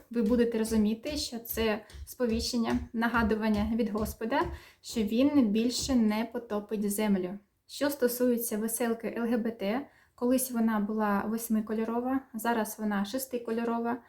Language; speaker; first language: Ukrainian; native; Ukrainian